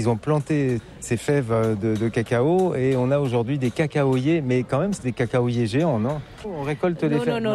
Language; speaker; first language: French; native; French